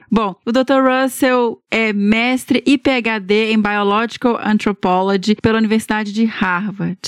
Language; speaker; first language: Portuguese; native; Portuguese